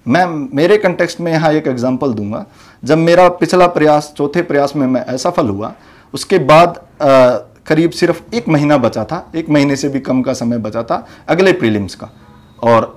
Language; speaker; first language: Hindi; native; Hindi